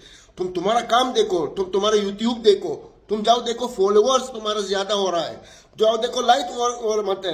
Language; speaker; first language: Hindi; non-native, learner; Arabic